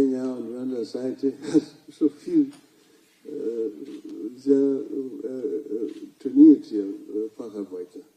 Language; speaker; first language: German; non-native, fluent; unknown